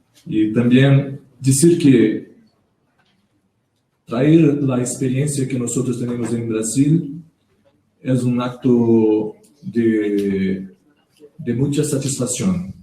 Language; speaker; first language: Spanish; non-native, learner; Portuguese